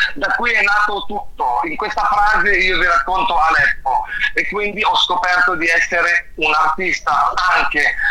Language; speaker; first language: Italian; non-native, fluent; Arabic